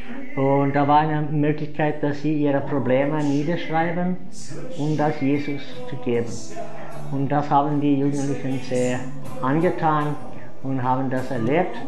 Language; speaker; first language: German; non-native, fluent; English